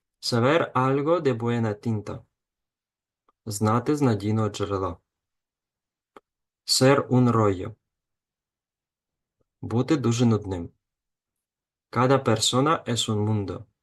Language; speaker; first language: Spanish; non-native, fluent; Ukrainian